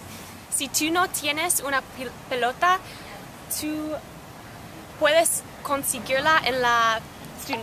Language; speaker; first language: Spanish; non-native, learner; English